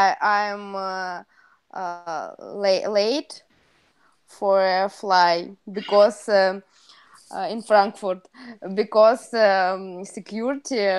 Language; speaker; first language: English; non-native, learner; Russian